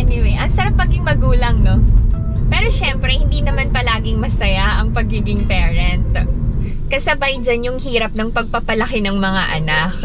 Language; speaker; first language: Filipino; native; Filipino